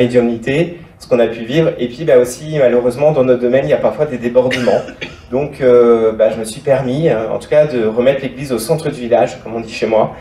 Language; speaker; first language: French; native; French